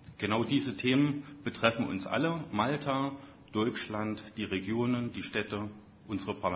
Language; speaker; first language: German; native; German